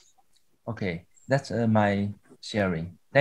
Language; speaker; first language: English; non-native, fluent; Chinese